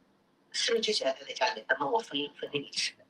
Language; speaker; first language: Chinese; native; Chinese